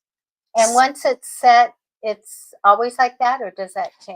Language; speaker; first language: English; native; English